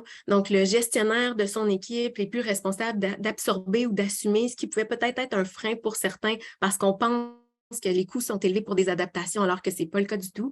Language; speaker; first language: French; native; French